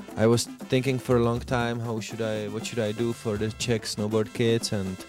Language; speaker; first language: English; non-native, fluent; Czech